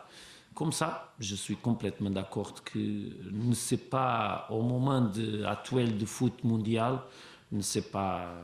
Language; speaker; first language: French; non-native, learner; Portuguese